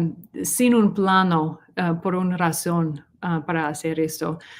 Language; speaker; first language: Spanish; non-native, learner; English